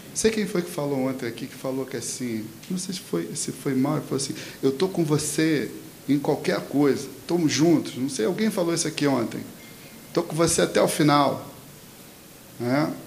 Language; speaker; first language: Portuguese; native; Portuguese